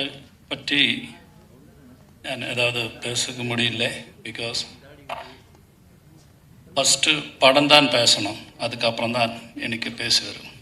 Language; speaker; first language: Tamil; non-native, learner; Malayalam